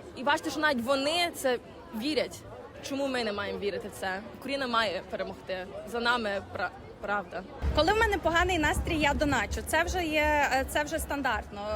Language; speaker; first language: Ukrainian; early bilingual, heritage; Ukrainian